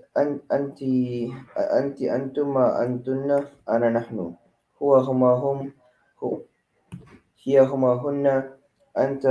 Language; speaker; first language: Arabic; non-native, learner; Filipino